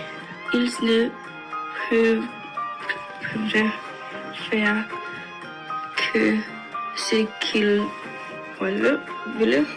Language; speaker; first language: French; non-native, learner; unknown